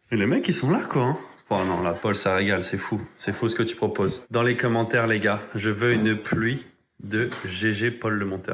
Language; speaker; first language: French; native; French